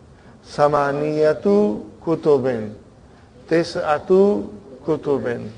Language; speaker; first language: Arabic; non-native, fluent; Urdu